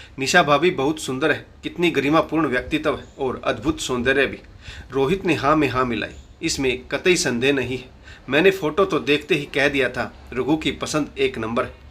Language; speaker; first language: Hindi; native; Hindi